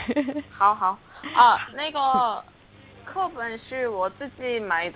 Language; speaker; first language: Chinese; non-native, learner; Korean